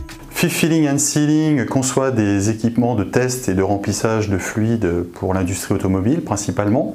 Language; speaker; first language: French; native; French